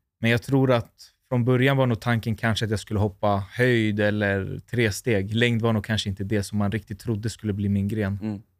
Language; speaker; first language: Swedish; native; Swedish